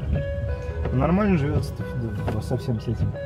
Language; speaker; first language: Russian; native; Russian